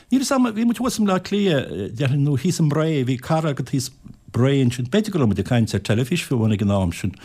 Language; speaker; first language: Irish; native; Irish